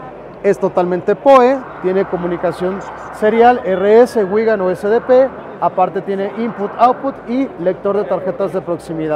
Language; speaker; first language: Spanish; native; Spanish